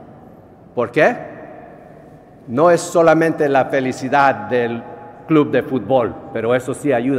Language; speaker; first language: Spanish; non-native, fluent; English